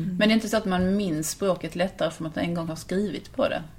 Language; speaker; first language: Swedish; native; Swedish